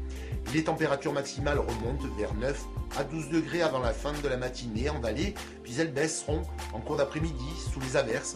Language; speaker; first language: French; native; French